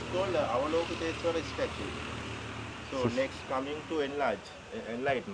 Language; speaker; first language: English; non-native, local second language; Sinhala